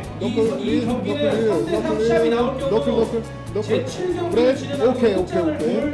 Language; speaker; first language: Korean; native; Korean